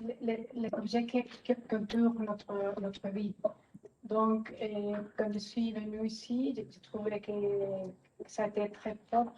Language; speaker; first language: French; non-native, fluent; Spanish